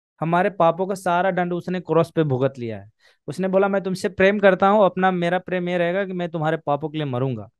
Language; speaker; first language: Hindi; native; Hindi